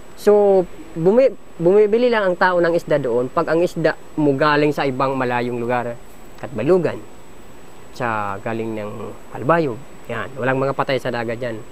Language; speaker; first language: Filipino; non-native, local second language; Waray